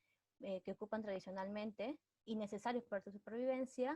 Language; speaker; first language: Spanish; native; Spanish